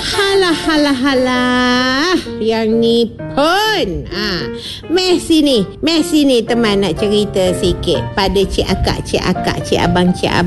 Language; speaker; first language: Malay; native; Malay